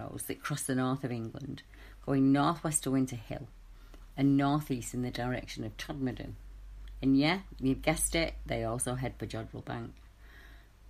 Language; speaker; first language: English; native; English